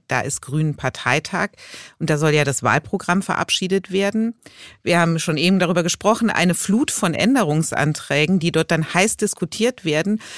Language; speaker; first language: German; native; German